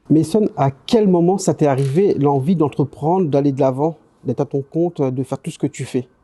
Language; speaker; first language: French; native; French